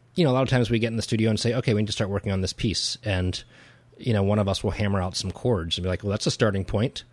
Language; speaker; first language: English; native; English